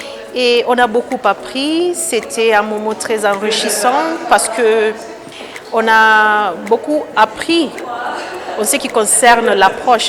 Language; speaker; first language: French; non-native, fluent; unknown